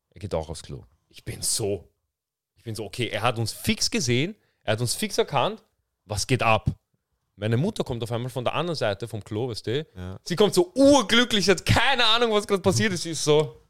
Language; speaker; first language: German; native; German